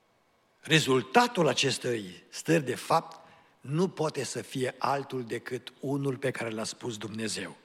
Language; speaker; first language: Romanian; native; Romanian